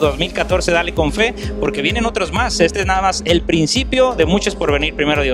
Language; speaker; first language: Spanish; native; Spanish